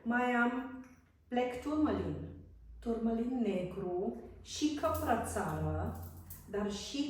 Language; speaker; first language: Romanian; non-native, fluent; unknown